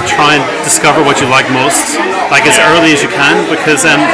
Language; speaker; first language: English; native; English